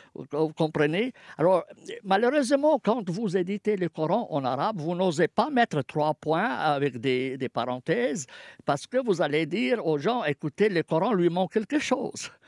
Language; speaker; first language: French; non-native, fluent; Arabic